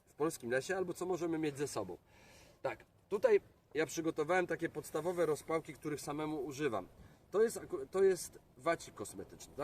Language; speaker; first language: Polish; native; Polish